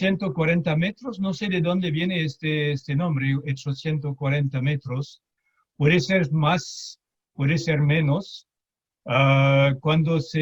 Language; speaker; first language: Spanish; non-native, fluent; French